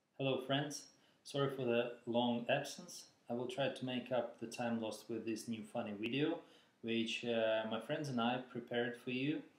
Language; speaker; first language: English; non-native, fluent; Russian